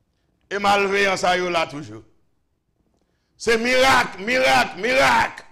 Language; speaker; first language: French; non-native, local second language; Haitian Creole